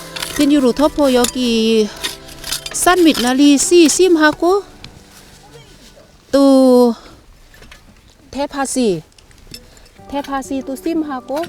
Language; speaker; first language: Korean; non-native, learner; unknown